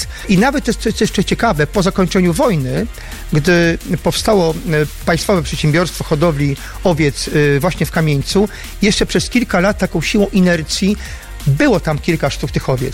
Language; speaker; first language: Polish; native; Polish